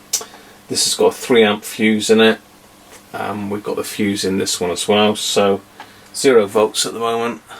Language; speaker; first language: English; native; English